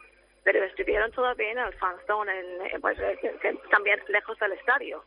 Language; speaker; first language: Spanish; non-native, fluent; English